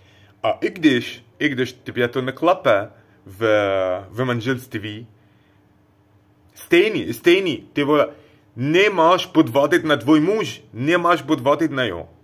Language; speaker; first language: Czech; non-native, learner; Arabic